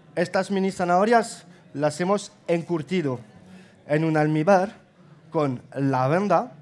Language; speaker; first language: Spanish; non-native, fluent; French